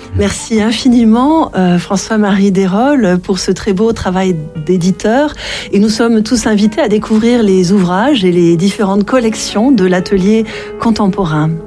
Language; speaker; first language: French; native; French